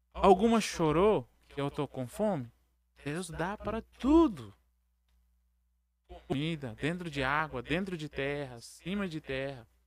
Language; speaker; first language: Portuguese; non-native, learner; Arabic